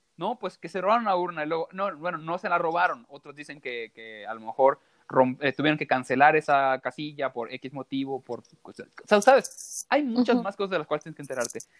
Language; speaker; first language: Spanish; native; Spanish